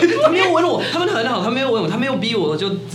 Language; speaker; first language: Chinese; non-native, fluent; French